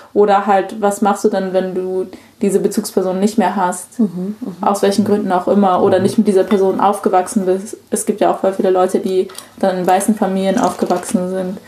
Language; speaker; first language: German; early bilingual, other home language; Chinese